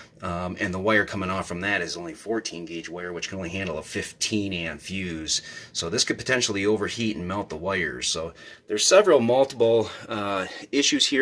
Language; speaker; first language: English; native; English